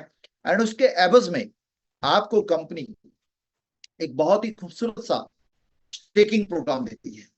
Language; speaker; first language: Hindi; native; Hindi